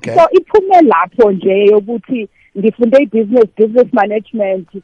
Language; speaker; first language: South Ndebele; non-native, local second language; Venda